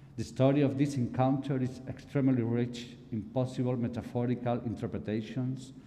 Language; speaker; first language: English; non-native, fluent; Spanish